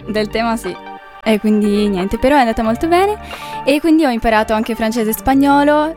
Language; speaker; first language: Italian; early bilingual, other home language; Russian